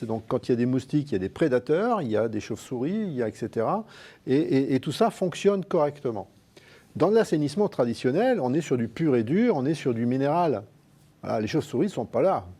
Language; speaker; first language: French; native; French